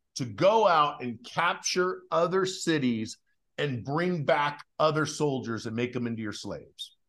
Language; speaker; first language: English; native; English